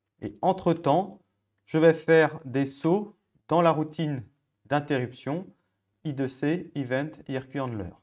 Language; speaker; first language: French; native; French